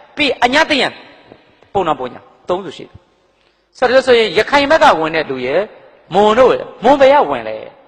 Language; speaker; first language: Burmese; non-native, local second language; Mon